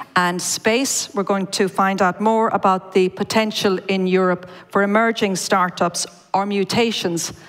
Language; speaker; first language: English; native; English